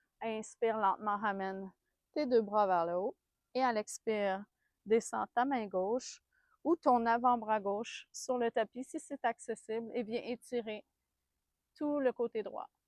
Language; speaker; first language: French; native; French